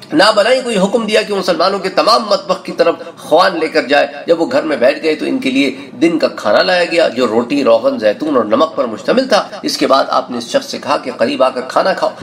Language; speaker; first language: Urdu; native; Urdu